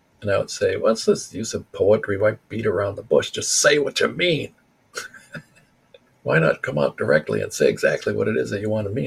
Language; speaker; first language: English; early bilingual, other home language; Spanish